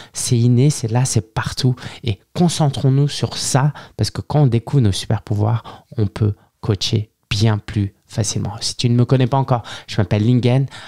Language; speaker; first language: French; early bilingual, other home language; Chinese